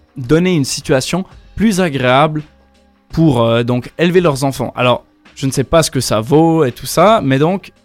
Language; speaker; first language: French; native; French